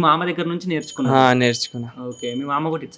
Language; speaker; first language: Telugu; native; Telugu